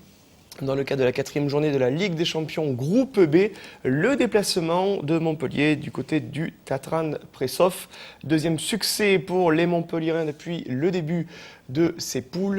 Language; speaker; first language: French; native; French